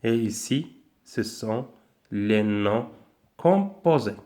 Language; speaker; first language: French; non-native, local second language; Arabic